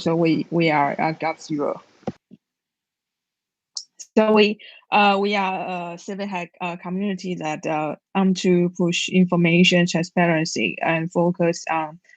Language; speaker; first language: English; non-native, learner; Chinese